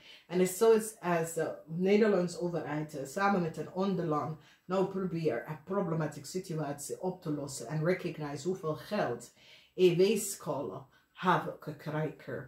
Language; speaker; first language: Dutch; non-native, learner; English